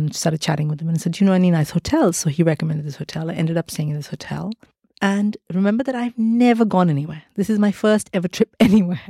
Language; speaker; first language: English; non-native, local second language; Malayalam